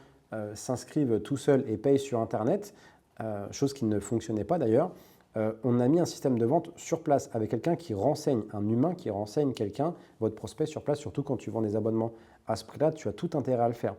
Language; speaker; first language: French; native; French